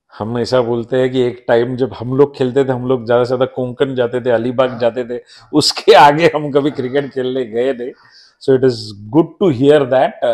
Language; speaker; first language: Hindi; non-native, local second language; Marathi